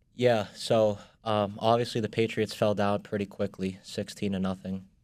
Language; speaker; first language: English; native; English